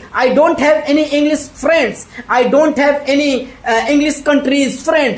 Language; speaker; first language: English; non-native, learner; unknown